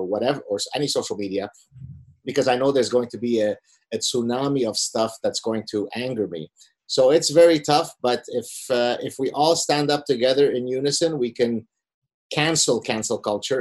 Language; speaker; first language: English; early bilingual, other home language; Arabic